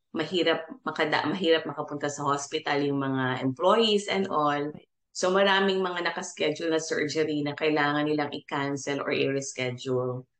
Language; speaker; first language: English; non-native, local second language; Filipino